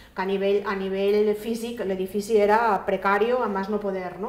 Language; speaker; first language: Catalan; non-native, local second language; Spanish